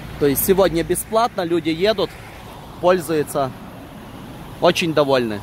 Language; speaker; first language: Russian; non-native, local second language; Ukrainian